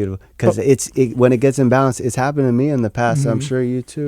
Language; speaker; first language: English; native; English